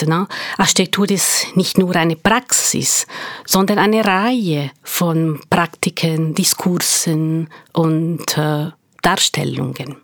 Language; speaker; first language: German; non-native, fluent; Portuguese